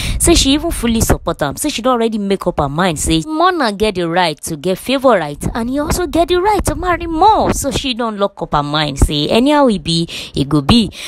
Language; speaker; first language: Nigerian Pidgin; non-native, local second language; Yoruba